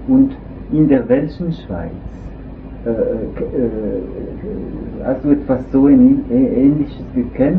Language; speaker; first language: German; non-native, local second language; French